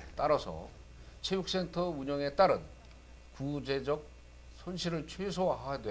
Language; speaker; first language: Korean; native; Korean